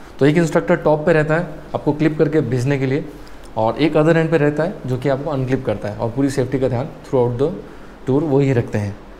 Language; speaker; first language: Hindi; native; Hindi